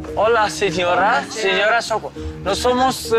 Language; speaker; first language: Spanish; non-native, learner; Romanian